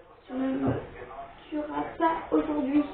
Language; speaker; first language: French; native; French